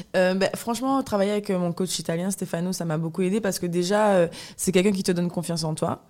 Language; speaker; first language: French; native; French